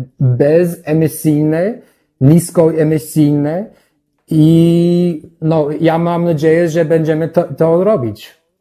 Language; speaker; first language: Polish; non-native, learner; English